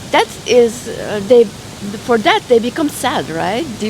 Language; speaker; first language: English; non-native, fluent; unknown